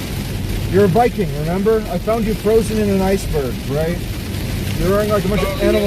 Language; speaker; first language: English; native; English